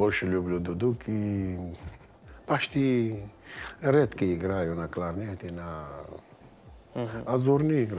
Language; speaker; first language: Russian; non-native, local second language; Armenian